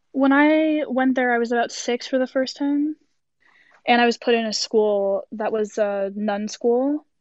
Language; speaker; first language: English; native; English